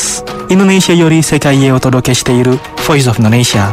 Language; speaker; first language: Japanese; non-native, fluent; Indonesian